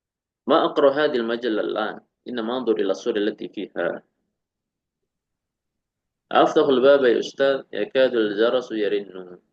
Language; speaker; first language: Arabic; non-native, fluent; Indonesian